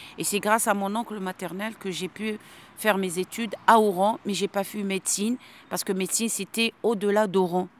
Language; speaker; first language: French; non-native, local second language; Arabic